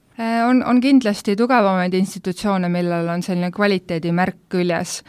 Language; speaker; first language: Estonian; native; Estonian